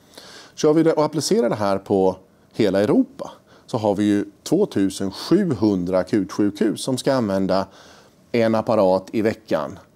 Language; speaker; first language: Swedish; native; Swedish